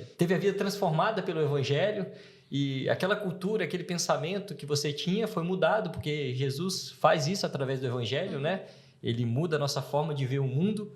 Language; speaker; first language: Portuguese; native; Portuguese